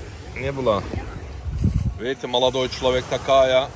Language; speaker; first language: Russian; non-native, learner; Turkish